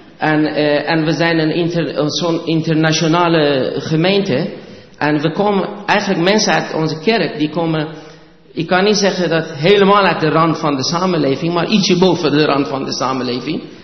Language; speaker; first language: Dutch; non-native, fluent; Persian